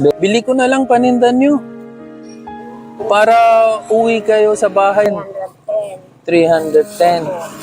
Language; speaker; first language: Filipino; non-native, learner; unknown